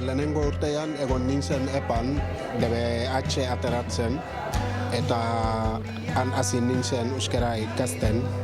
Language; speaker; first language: Basque; non-native, fluent; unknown